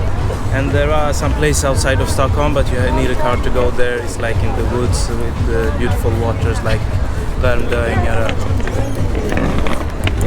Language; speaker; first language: English; non-native, fluent; Swedish